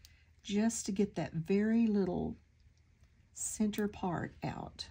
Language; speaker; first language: English; native; English